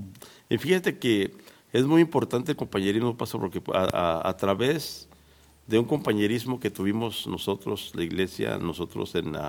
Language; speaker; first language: Spanish; native; Spanish